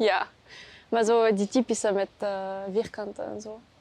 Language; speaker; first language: Dutch; non-native, local second language; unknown